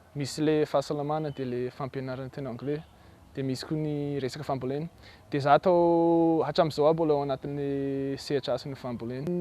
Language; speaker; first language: Malagasy; non-native, fluent; English